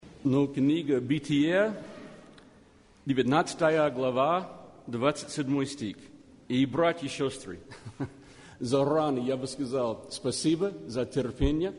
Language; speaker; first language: Russian; non-native, learner; English